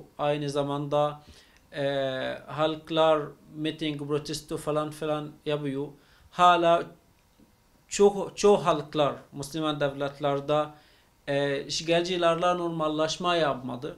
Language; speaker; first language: Turkish; non-native, fluent; Arabic